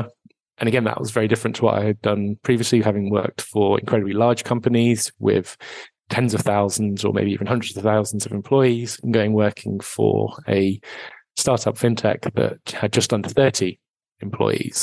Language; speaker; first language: English; native; English